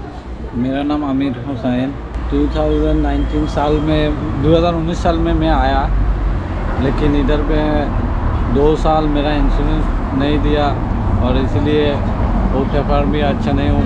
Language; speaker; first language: Hindi; non-native, learner; Bangla